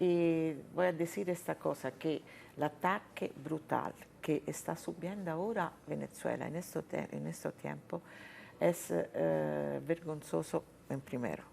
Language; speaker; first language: Spanish; non-native, fluent; Italian